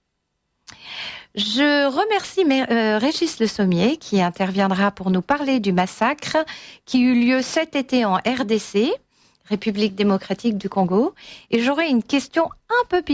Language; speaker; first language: French; native; French